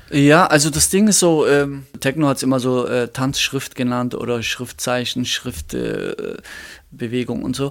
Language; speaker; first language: German; early bilingual, other home language; Turkish